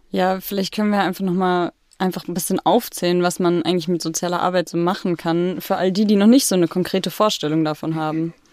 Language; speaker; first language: German; native; German